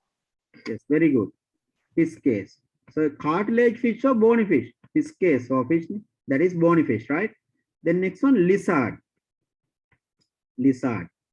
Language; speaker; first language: English; non-native, local second language; Sinhala